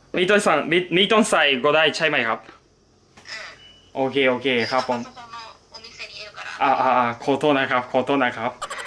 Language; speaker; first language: Thai; non-native, learner; Japanese